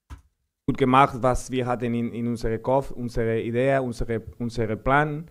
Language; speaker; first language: German; non-native, fluent; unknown